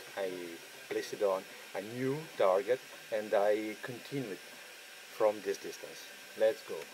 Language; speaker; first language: English; non-native, learner; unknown